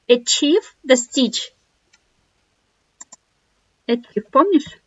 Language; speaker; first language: English; non-native, fluent; Russian